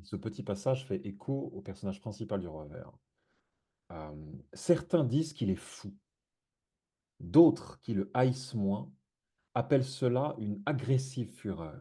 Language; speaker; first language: French; native; French